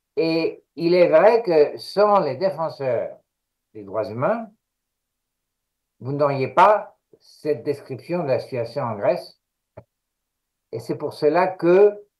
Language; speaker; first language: French; non-native, fluent; Greek